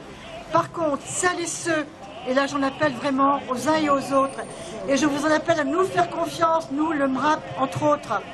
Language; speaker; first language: French; native; French